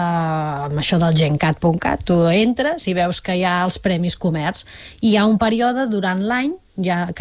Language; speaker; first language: Catalan; native; Catalan